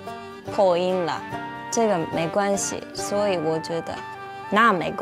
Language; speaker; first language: Chinese; non-native, learner; Japanese